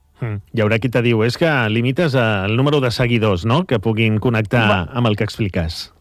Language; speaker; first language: Catalan; native; Catalan